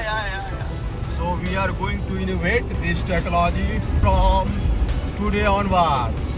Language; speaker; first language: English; non-native, local second language; Hindi